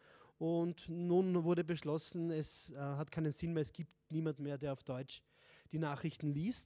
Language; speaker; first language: German; native; German